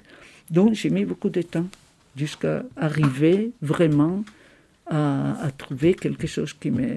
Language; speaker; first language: French; non-native, fluent; Spanish